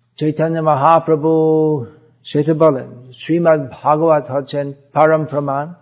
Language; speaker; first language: Bangla; non-native, fluent; English